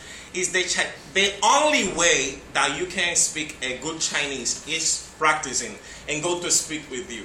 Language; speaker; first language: English; non-native, fluent; Spanish